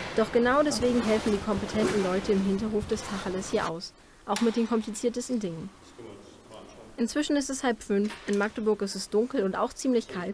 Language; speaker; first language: German; native; German